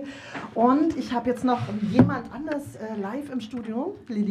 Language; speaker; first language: German; native; German